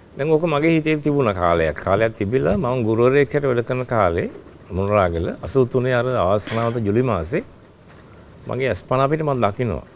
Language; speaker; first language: Sinhala; native; Sinhala